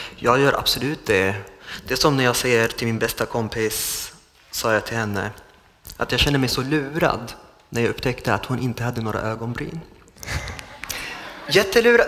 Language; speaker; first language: Swedish; non-native, fluent; Arabic